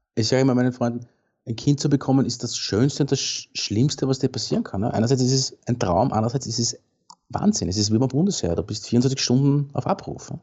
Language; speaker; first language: German; native; German